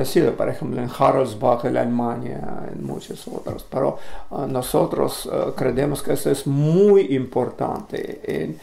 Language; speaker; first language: Spanish; non-native, learner; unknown